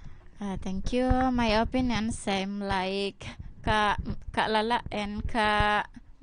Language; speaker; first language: English; non-native, learner; Indonesian